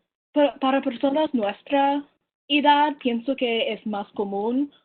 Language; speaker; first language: Spanish; non-native, learner; English